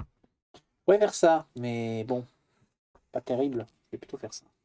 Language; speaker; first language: French; native; French